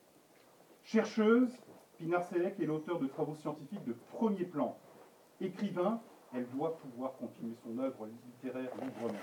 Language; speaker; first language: French; native; French